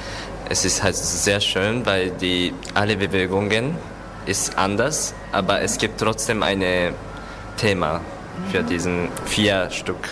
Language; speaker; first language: German; non-native, learner; Japanese